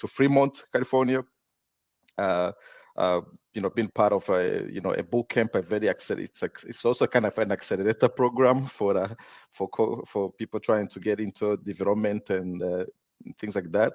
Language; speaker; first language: English; non-native, local second language; Kinyarwanda